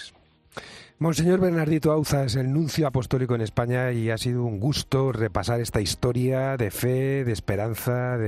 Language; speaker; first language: Spanish; native; Spanish